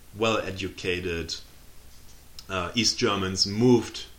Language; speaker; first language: English; non-native, fluent; German